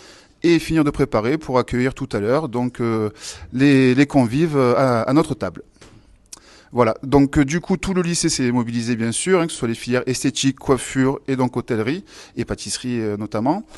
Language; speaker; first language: French; native; French